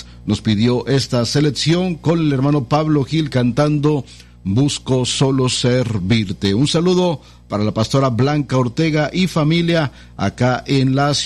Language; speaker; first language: Spanish; native; Spanish